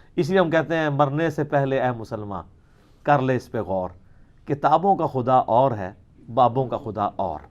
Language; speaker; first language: Urdu; non-native, local second language; Punjabi